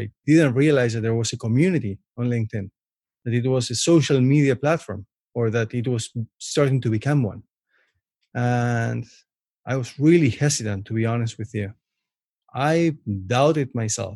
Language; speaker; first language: English; non-native, fluent; Spanish